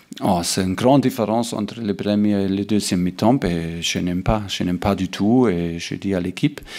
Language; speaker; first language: French; non-native, learner; German